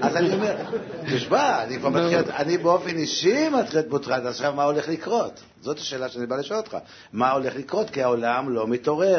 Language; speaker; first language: Hebrew; native; Hebrew